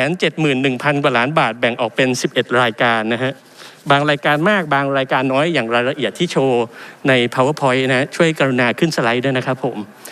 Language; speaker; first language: Thai; native; Thai